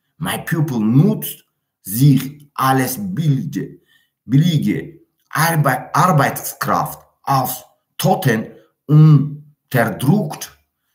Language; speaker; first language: German; non-native, learner; Tajik